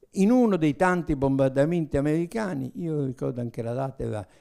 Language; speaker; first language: Italian; native; Italian